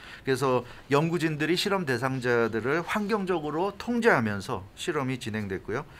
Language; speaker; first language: Korean; native; Korean